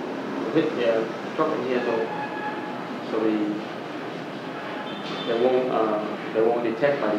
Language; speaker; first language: English; non-native, fluent; Vietnamese